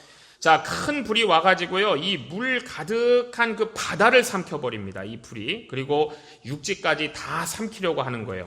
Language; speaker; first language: Korean; native; Korean